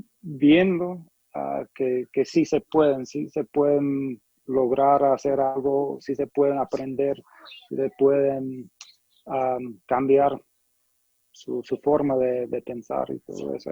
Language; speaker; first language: Spanish; non-native, fluent; English